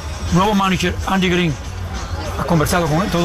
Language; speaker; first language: Spanish; native; Spanish